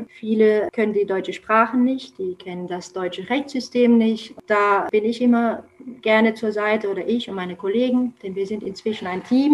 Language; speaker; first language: German; non-native, fluent; Romanian